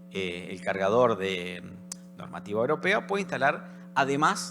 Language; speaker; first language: Spanish; native; Spanish